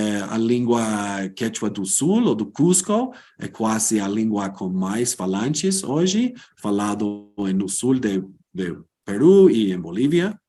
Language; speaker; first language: Portuguese; non-native, fluent; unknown